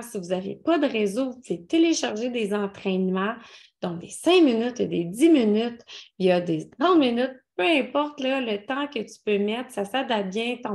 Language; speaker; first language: French; native; French